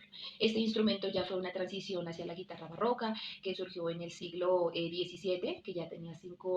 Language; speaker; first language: Spanish; native; Spanish